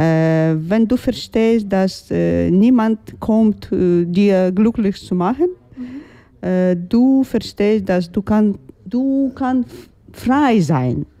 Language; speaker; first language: German; non-native, learner; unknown